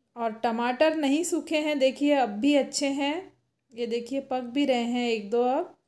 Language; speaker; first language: Hindi; native; Hindi